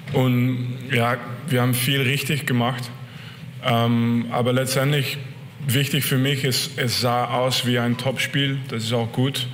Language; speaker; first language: German; non-native, fluent; French